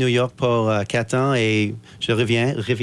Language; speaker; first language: French; non-native, learner; English